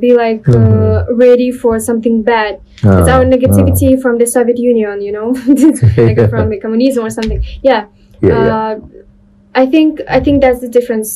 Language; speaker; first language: English; non-native, learner; Russian